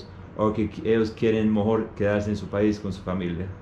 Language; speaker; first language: Spanish; non-native, learner; English